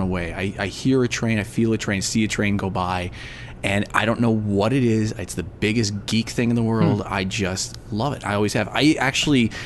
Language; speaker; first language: English; native; English